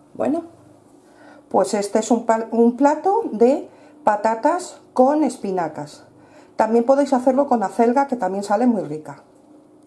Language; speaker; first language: Spanish; native; Spanish